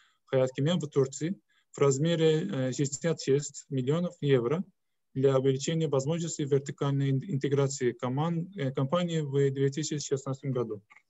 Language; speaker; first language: Russian; non-native, fluent; Turkish